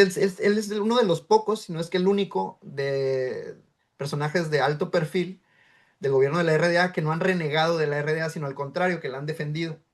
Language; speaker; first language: Spanish; native; Spanish